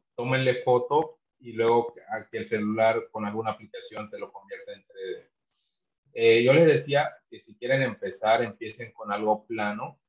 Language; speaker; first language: Spanish; non-native, local second language; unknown